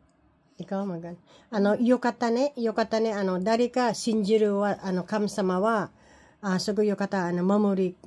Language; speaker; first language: Japanese; non-native, learner; Filipino